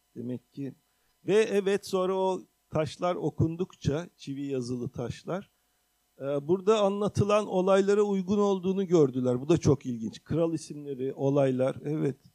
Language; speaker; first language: Turkish; native; Turkish